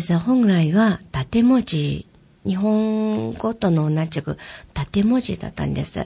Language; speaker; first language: Japanese; native; Japanese